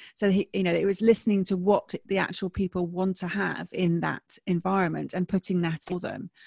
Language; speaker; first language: English; native; English